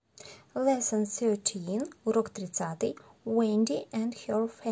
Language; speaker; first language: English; non-native, fluent; Russian